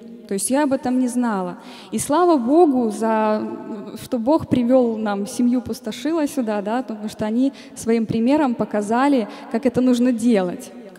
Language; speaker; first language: Russian; native; Russian